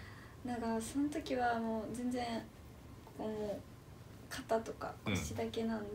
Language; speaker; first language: Japanese; early bilingual, other home language; Portuguese